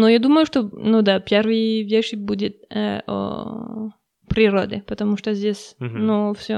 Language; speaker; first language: Russian; non-native, learner; French